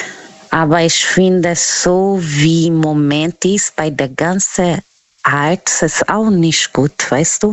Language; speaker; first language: German; non-native, fluent; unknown